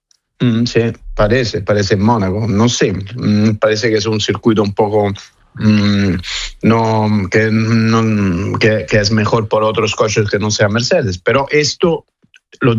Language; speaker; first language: Spanish; non-native, fluent; Italian